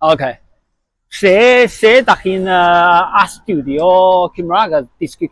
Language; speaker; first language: Welsh; non-native, learner; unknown